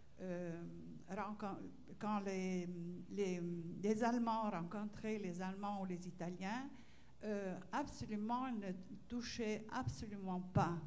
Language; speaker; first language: French; non-native, fluent; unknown